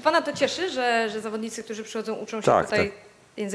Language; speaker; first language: Polish; native; Polish